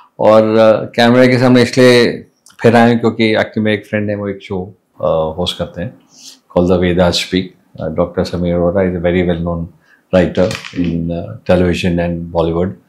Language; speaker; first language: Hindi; non-native, local second language; English